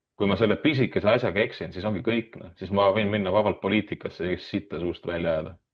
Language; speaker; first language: Estonian; native; Estonian